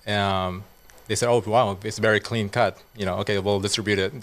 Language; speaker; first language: English; non-native, local second language; Cebuano